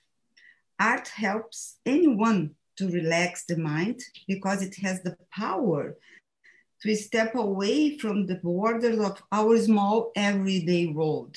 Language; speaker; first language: English; non-native, fluent; Portuguese